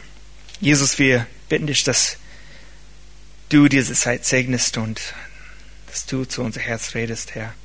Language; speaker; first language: German; non-native, fluent; English